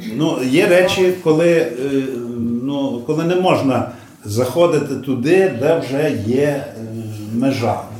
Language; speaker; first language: Ukrainian; native; Ukrainian